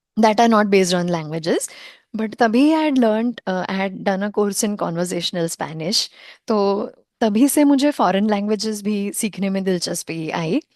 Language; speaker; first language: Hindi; non-native, local second language; Konkani